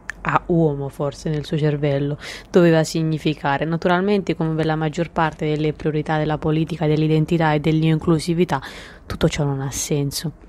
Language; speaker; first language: Italian; native; Italian